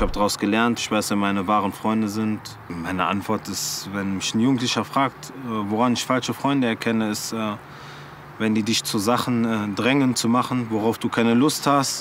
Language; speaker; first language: German; early bilingual, other home language; French